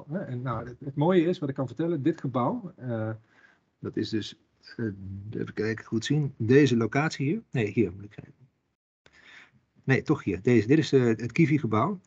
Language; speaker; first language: Dutch; native; Dutch